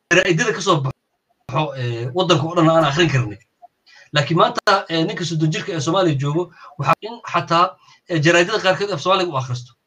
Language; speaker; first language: Somali; native; Somali